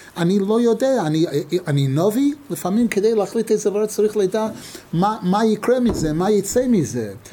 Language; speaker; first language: Hebrew; non-native, fluent; English